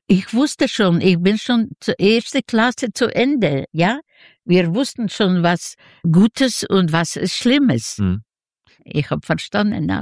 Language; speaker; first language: German; non-native, fluent; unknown